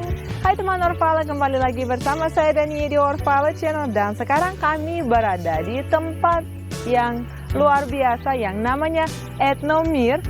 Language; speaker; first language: Indonesian; non-native, fluent; Russian